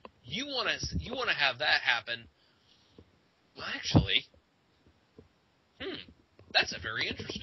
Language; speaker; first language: English; native; English